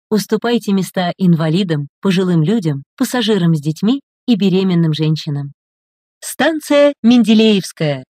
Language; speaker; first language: Russian; native; Russian